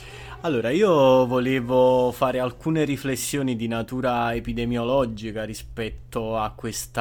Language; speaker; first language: Italian; native; Italian